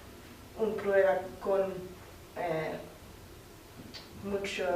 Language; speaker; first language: Spanish; non-native, learner; English